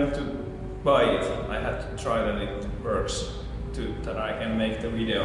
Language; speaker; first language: English; non-native, fluent; Finnish